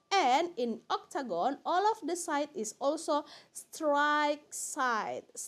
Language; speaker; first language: English; non-native, learner; Indonesian